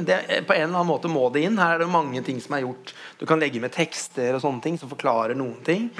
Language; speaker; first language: Norwegian; native; Norwegian